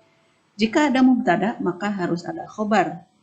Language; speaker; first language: Indonesian; native; Indonesian